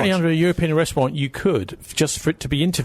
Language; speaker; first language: English; native; English